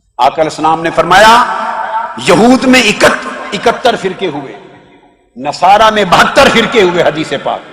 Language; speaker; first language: Urdu; non-native, local second language; Punjabi